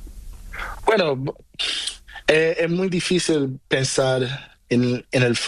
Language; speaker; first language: Spanish; non-native, learner; Portuguese